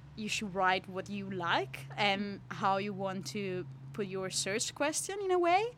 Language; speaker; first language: English; non-native, fluent; Italian